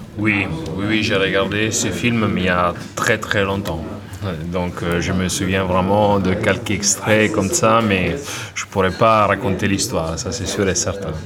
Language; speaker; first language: French; non-native, fluent; Italian